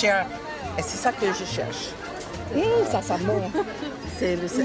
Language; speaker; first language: French; non-native, fluent; English